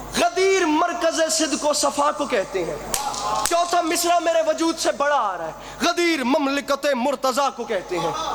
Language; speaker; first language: Urdu; non-native, local second language; Punjabi